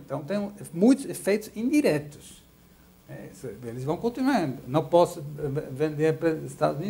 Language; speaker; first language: Portuguese; non-native, fluent; Dutch